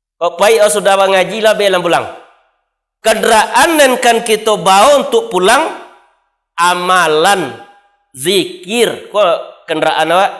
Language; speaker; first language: Malay; non-native, local second language; Minangkabau